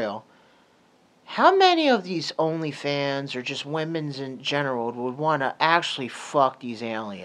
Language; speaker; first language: English; native; English